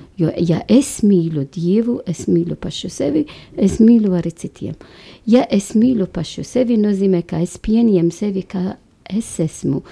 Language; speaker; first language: Latvian; non-native, fluent; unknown